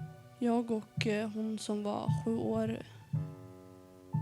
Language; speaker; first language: Swedish; early bilingual, other home language; Arabic